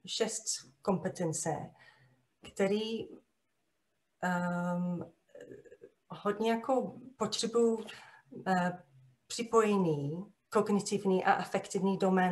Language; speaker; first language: Czech; non-native, fluent; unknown